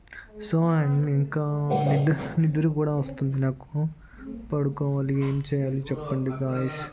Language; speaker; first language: Telugu; non-native, local second language; Kannada